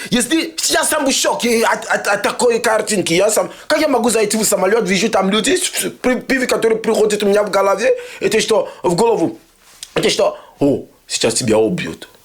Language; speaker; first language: Russian; non-native, fluent; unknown